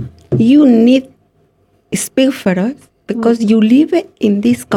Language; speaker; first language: English; non-native, learner; Spanish